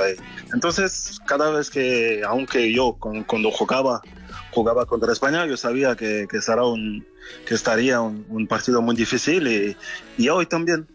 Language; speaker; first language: Spanish; non-native, fluent; French